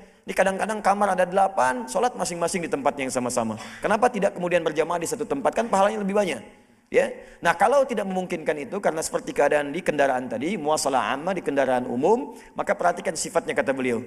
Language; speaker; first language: Indonesian; native; Indonesian